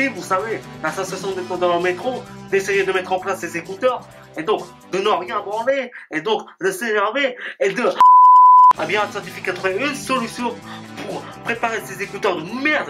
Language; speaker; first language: French; native; French